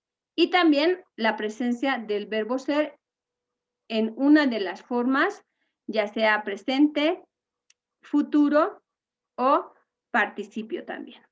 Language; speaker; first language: Spanish; native; Spanish